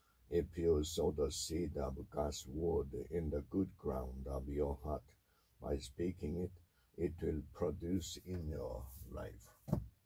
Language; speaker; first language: English; non-native, fluent; Korean